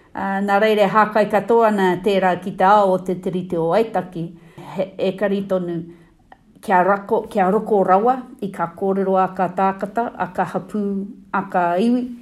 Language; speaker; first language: Māori; non-native, local second language; English